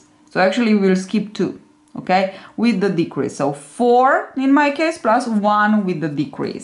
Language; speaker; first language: English; non-native, fluent; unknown